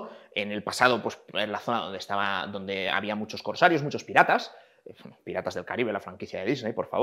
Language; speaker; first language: Spanish; native; Spanish